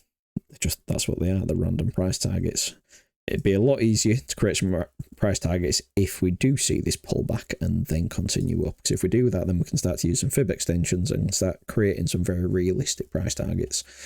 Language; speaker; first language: English; native; English